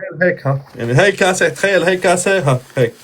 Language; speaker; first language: Arabic; native; Arabic